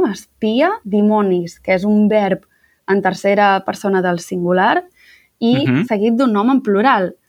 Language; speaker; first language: Catalan; native; Catalan